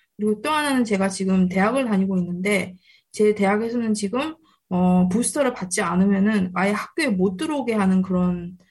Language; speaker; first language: Korean; early bilingual, heritage; Korean